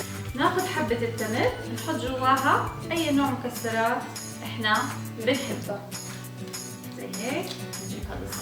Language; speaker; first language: Arabic; native; Arabic